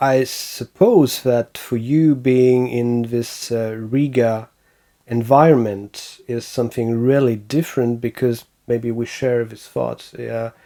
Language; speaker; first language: English; non-native, fluent; French